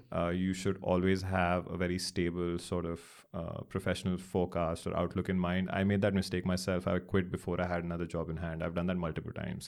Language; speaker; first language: English; non-native, local second language; Hindi